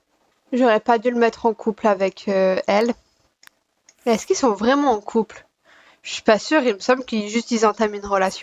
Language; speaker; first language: French; native; French